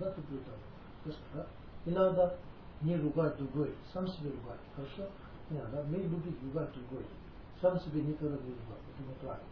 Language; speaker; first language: Russian; non-native, learner; Tibetan